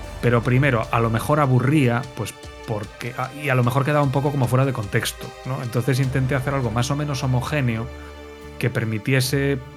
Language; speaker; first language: Spanish; native; Spanish